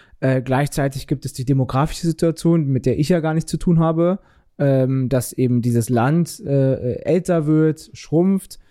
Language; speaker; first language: German; early bilingual, other home language; Turkish